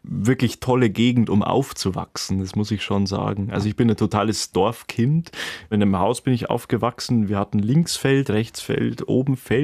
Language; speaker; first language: German; native; German